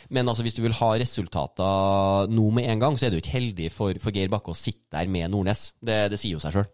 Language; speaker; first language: Norwegian; native; Norwegian